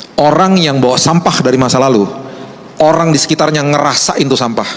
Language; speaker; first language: Indonesian; native; Indonesian